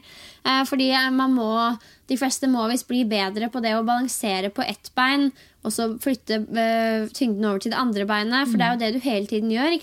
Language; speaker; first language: Norwegian; native; Norwegian